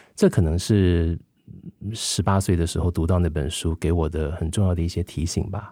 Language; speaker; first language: Chinese; native; Chinese